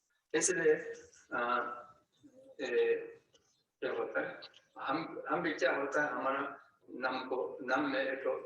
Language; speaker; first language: Hindi; non-native, learner; Tibetan